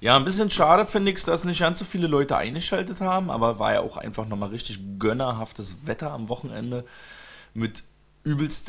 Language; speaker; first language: German; native; German